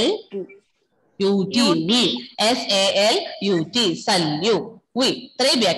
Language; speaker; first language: French; non-native, fluent; Malayalam